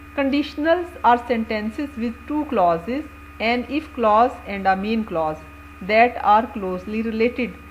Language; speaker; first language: English; non-native, local second language; Urdu